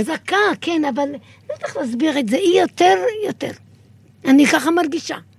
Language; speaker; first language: Hebrew; early bilingual, other home language; Arabic